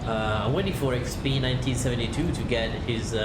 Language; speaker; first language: English; non-native, fluent; Italian